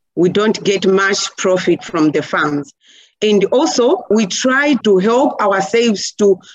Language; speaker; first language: English; non-native, local second language; Nyanja